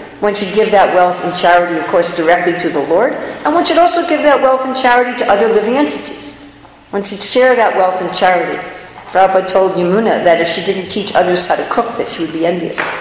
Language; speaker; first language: English; native; English